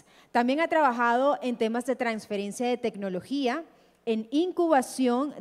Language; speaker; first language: Spanish; native; Spanish